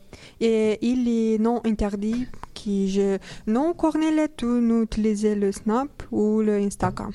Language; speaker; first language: French; non-native, learner; Romanian